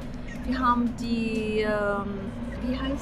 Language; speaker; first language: German; non-native, fluent; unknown